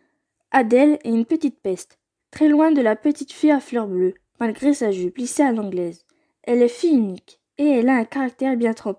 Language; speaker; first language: French; native; French